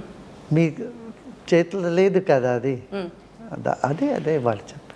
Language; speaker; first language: Telugu; non-native, local second language; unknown